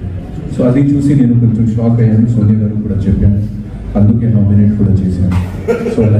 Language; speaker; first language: Telugu; non-native, fluent; Hindi